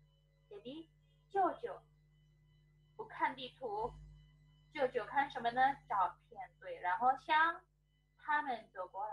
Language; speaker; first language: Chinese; non-native, fluent; Indonesian